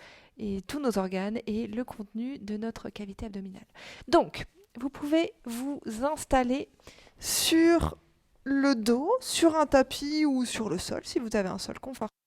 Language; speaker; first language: French; native; French